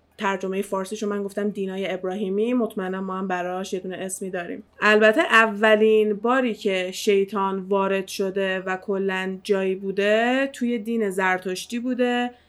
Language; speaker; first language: Persian; early bilingual, heritage; Persian